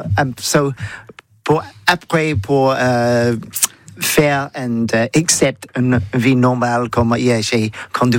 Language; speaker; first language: French; non-native, learner; English